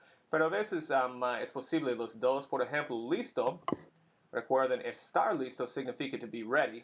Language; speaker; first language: Spanish; non-native, fluent; English